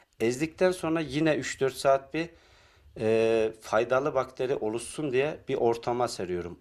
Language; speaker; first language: Turkish; native; Turkish